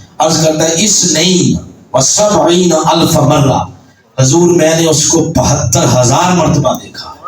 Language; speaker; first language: Urdu; non-native, local second language; Punjabi